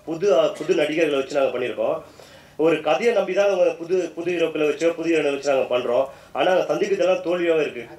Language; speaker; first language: Tamil; native; Tamil